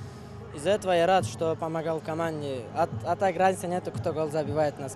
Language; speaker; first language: Russian; non-native, local second language; Uzbek